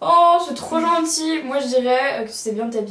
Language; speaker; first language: French; native; French